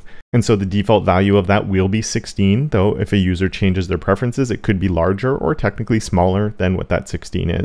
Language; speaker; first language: English; native; English